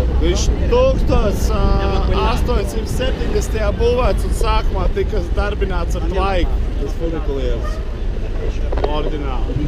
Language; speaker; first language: Latvian; native; Latvian